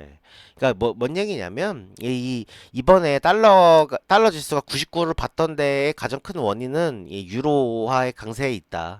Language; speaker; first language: Korean; native; Korean